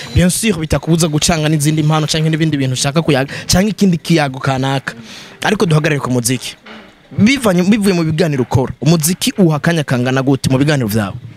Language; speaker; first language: Rundi; native; Rundi